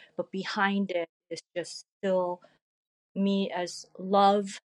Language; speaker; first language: English; early bilingual, other home language; Korean